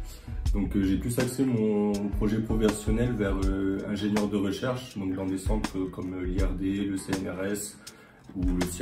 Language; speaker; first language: French; native; French